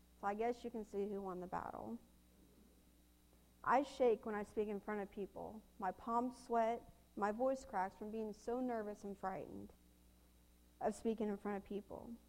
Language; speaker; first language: English; native; English